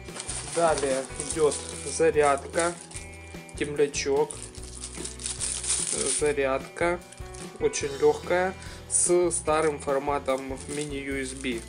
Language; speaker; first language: Russian; native; Russian